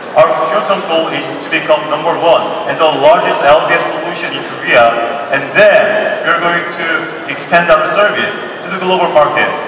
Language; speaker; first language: English; non-native, fluent; Korean